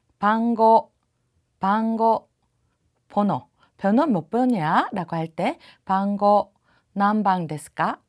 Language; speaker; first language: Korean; native; Korean